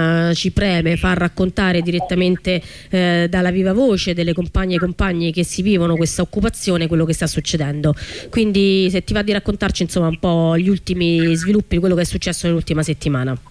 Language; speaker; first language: Italian; native; Italian